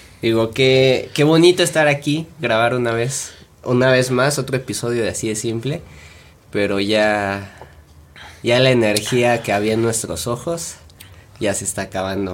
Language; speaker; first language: Spanish; native; Spanish